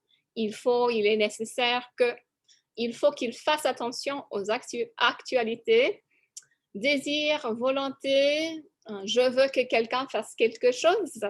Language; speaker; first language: French; non-native, fluent; English